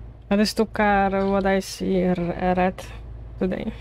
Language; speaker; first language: English; non-native, learner; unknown